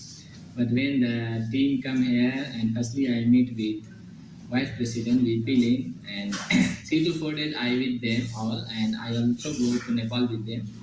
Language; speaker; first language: English; non-native, learner; Hindi